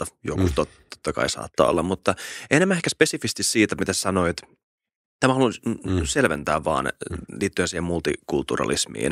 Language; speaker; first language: Finnish; native; Finnish